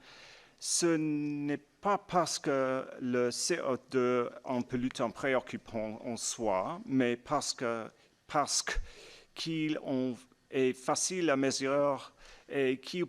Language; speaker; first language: French; non-native, learner; English